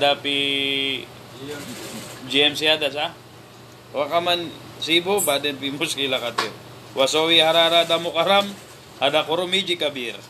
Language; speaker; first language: Arabic; non-native, learner; Filipino